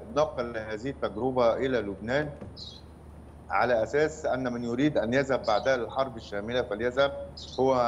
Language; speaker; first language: Arabic; native; Arabic